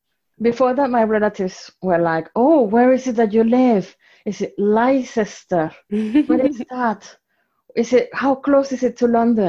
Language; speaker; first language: English; non-native, fluent; Spanish